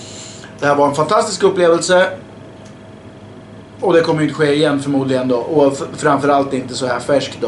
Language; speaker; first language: Swedish; native; Swedish